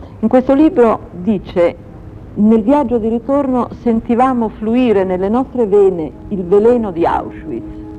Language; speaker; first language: Italian; native; Italian